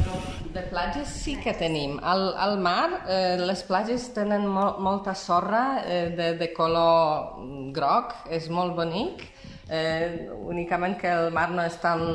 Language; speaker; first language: Catalan; non-native, fluent; Polish